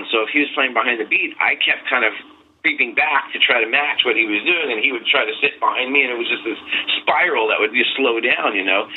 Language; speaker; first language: English; native; English